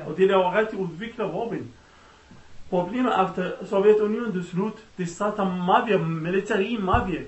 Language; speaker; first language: Danish; non-native, learner; Arabic